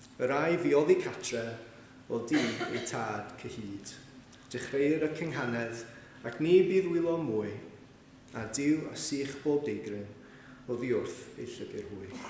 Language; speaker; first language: Welsh; native; Welsh